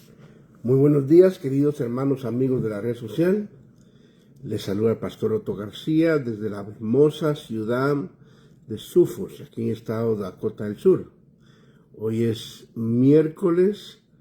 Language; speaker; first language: Spanish; native; Spanish